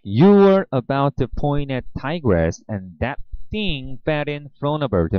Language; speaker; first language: English; non-native, fluent; Korean